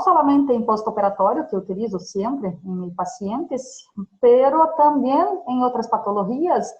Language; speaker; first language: Spanish; non-native, fluent; Portuguese